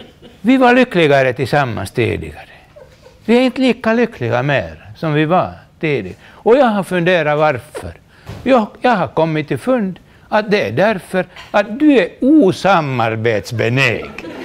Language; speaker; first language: Swedish; non-native, local second language; Finnish